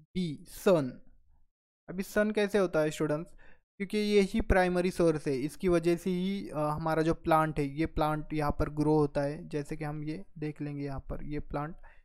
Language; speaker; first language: Hindi; non-native, local second language; Marathi